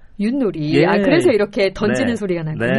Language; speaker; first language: Korean; native; Korean